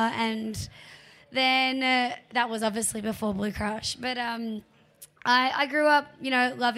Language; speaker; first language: English; native; English